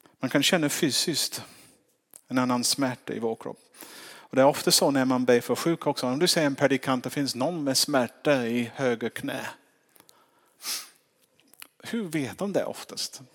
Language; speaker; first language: Swedish; non-native, fluent; English